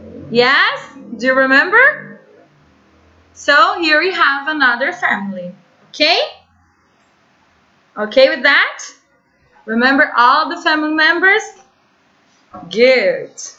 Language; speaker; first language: English; non-native, fluent; Portuguese